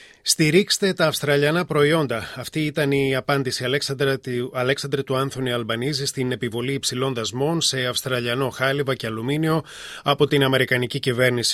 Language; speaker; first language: Greek; native; Greek